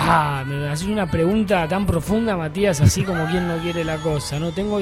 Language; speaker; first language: Spanish; native; Spanish